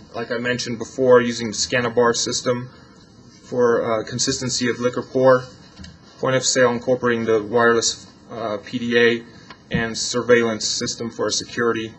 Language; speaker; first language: English; non-native, fluent; Polish